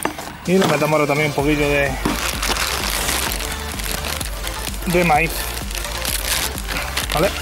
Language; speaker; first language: Spanish; native; Spanish